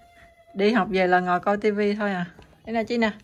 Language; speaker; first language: Vietnamese; native; Vietnamese